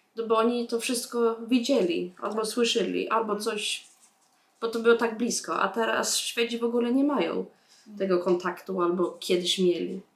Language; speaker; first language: Polish; early bilingual, heritage; Polish